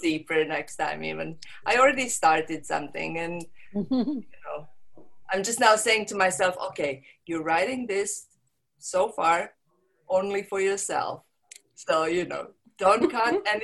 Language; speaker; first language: English; non-native, fluent; Serbian